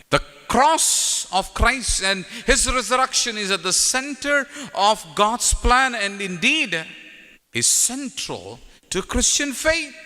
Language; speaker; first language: English; non-native, local second language; Telugu